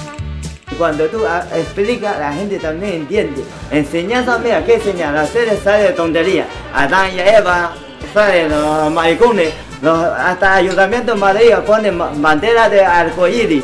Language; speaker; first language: Spanish; non-native, learner; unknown